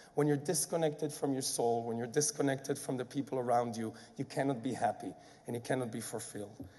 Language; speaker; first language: English; non-native, fluent; Hebrew